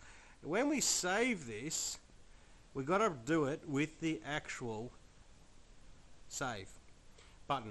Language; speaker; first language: English; native; English